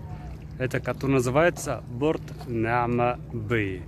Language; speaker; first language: Russian; non-native, fluent; Arabic